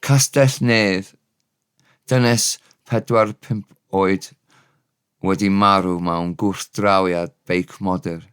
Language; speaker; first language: Welsh; non-native, learner; English